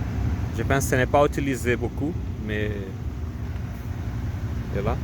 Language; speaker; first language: French; non-native, learner; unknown